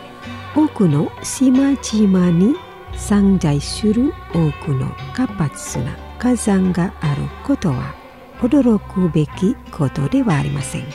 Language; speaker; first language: Japanese; non-native, fluent; Indonesian